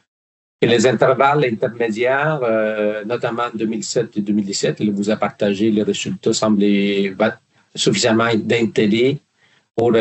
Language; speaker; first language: French; non-native, fluent; Spanish